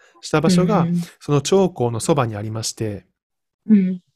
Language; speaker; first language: Japanese; native; Japanese